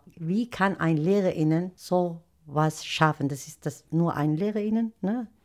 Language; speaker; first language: German; non-native, learner; Turkish